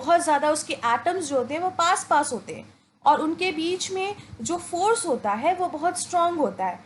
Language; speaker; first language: Hindi; native; Hindi